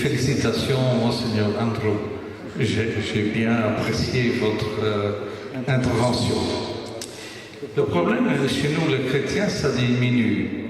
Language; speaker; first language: French; non-native, local second language; Dutch